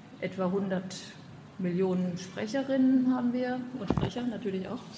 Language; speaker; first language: German; native; German